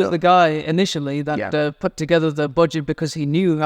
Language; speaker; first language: English; native; English